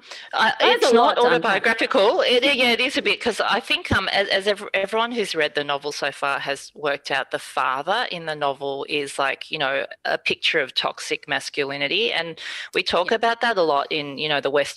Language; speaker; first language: English; early bilingual, other home language; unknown